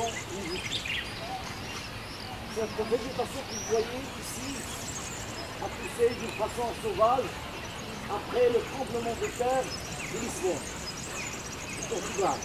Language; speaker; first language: French; non-native, local second language; Arabic